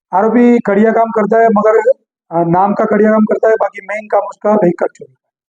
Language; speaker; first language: Hindi; non-native, local second language; Gujarati